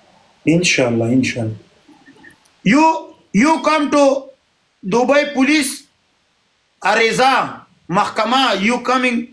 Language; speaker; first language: English; non-native, learner; Pashto